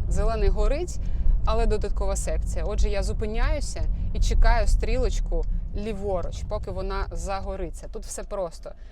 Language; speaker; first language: Ukrainian; non-native, local second language; Russian